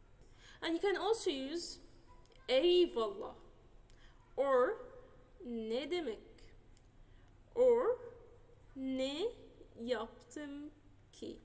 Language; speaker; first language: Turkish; non-native, fluent; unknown